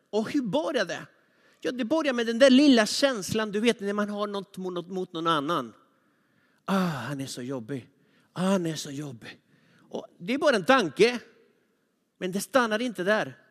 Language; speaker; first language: Swedish; non-native, fluent; Spanish